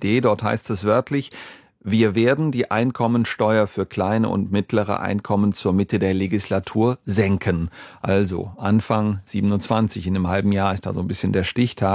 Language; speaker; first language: German; native; German